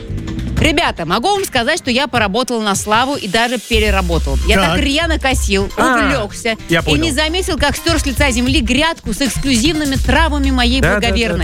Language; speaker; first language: Russian; native; Russian